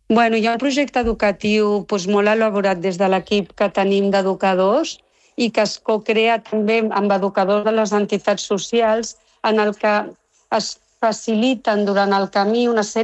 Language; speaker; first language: Catalan; non-native, local second language; Spanish